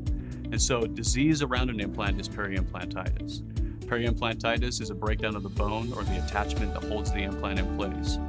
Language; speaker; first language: English; native; English